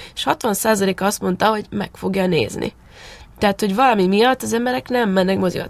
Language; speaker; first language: Hungarian; early bilingual, heritage; Hungarian